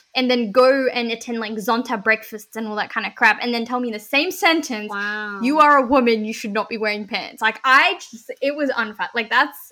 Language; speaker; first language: English; early bilingual, other home language; Hindi